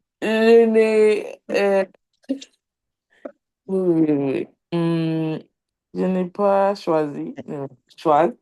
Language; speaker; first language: French; non-native, learner; English